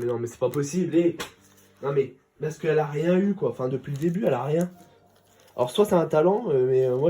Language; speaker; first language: French; native; French